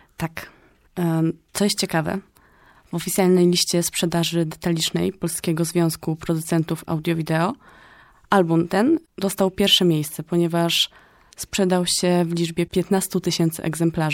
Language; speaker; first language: Polish; native; Polish